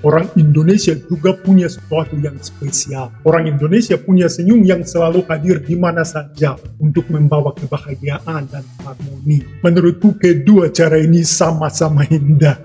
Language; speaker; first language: Indonesian; non-native, fluent; Russian